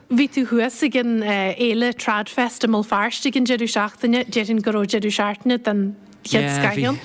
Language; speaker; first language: Irish; native; Irish